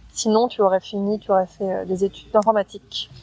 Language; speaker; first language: French; native; French